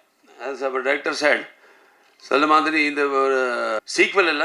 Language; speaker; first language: Tamil; non-native, local second language; Telugu